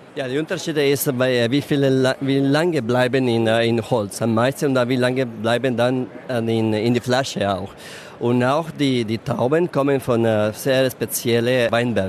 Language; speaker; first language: German; non-native, learner; Spanish